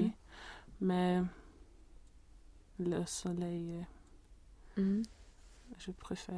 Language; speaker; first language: French; non-native, learner; Swedish